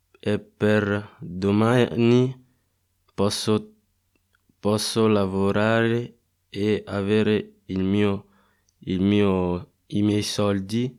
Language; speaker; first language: Italian; non-native, learner; Lingala